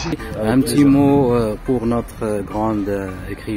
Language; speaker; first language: French; non-native, local second language; Arabic